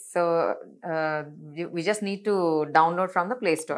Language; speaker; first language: English; non-native, local second language; Telugu